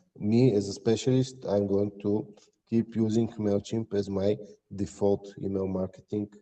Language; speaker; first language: English; non-native, fluent; Bulgarian